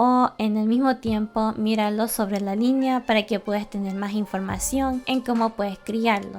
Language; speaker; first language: Spanish; early bilingual, heritage; Spanish